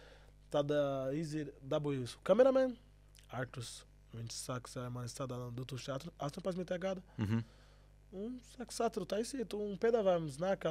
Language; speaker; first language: Latvian; non-native, learner; Portuguese